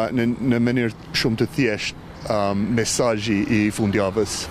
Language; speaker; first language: Albanian; non-native, fluent; English